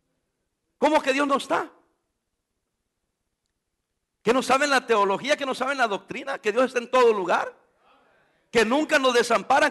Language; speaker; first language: Spanish; native; Spanish